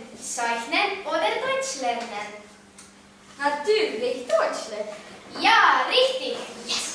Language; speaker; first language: German; non-native, learner; Estonian